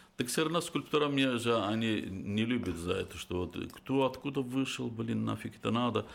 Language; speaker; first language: Russian; non-native, local second language; Azerbaijani